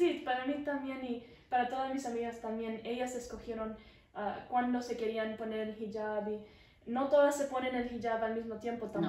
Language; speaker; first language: Spanish; early bilingual, heritage; Spanish